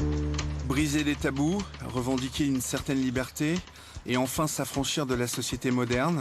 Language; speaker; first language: French; native; French